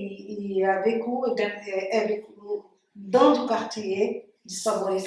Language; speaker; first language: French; non-native, learner; Portuguese